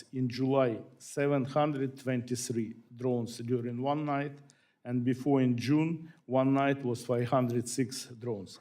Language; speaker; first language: English; non-native, fluent; Ukrainian